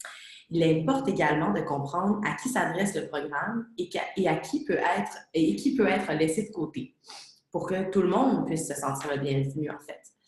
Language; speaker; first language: French; native; French